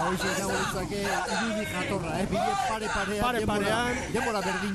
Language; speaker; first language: Basque; native; Basque